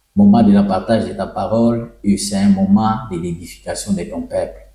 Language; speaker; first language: French; non-native, local second language; Swahili